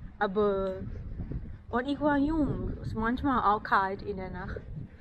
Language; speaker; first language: German; non-native, learner; Thai